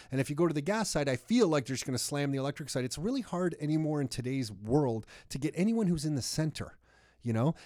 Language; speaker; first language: English; native; English